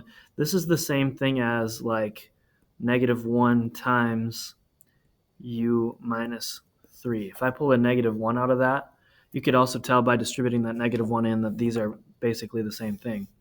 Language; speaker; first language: English; native; English